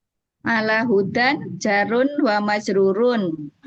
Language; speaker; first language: Arabic; non-native, learner; Indonesian